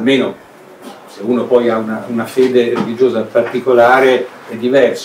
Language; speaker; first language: Italian; native; Italian